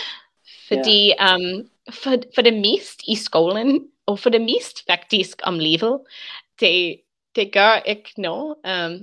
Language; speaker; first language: Danish; non-native, learner; English